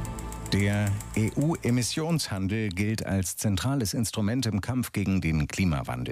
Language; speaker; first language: German; native; German